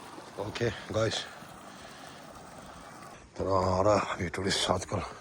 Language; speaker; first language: Hindi; non-native, local second language; Tibetan